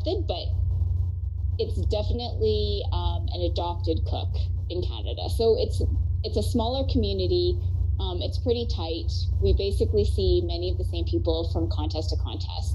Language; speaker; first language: English; native; English